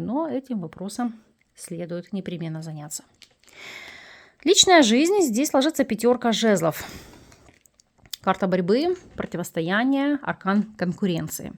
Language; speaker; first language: Russian; native; Russian